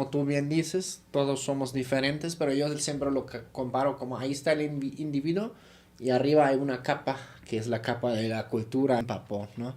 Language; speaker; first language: Spanish; non-native, fluent; German